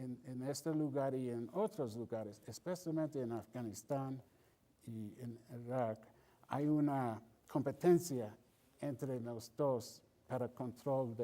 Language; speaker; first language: Spanish; non-native, fluent; English